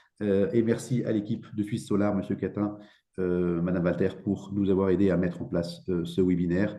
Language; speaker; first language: French; native; French